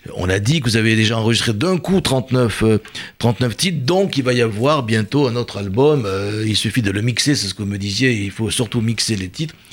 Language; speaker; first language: French; native; French